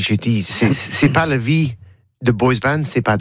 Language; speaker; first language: French; non-native, learner; English